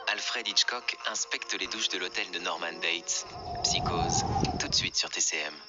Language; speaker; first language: French; native; French